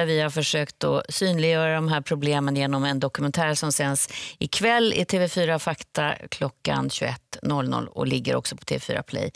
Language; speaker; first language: Swedish; native; Swedish